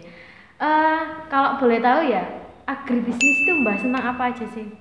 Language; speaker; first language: Indonesian; non-native, local second language; Javanese